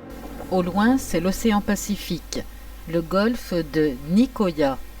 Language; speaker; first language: French; native; French